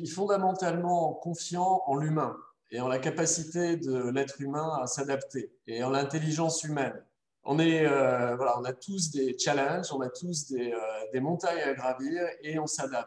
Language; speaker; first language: French; native; French